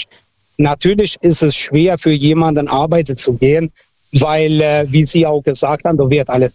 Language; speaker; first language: German; non-native, fluent; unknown